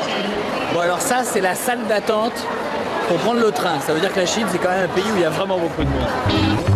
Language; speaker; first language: French; native; French